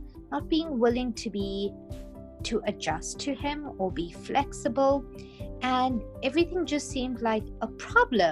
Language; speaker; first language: English; native; English